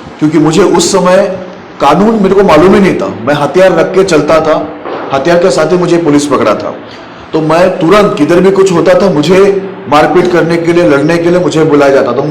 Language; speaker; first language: Hindi; non-native, local second language; Marathi